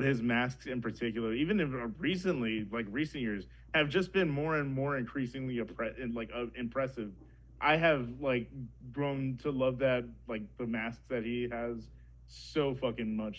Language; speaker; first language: English; native; English